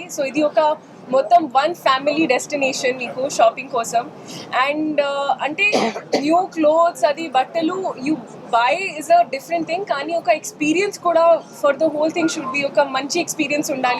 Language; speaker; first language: Telugu; non-native, fluent; Hindi